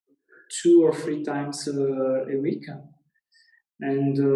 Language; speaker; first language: English; non-native, learner; Italian